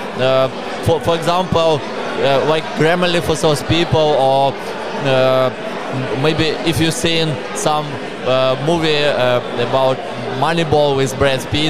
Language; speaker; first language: English; non-native, learner; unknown